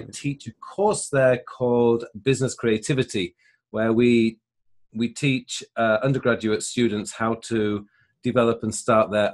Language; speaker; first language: English; native; English